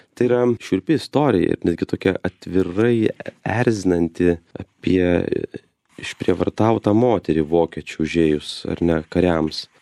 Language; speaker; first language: Lithuanian; native; Lithuanian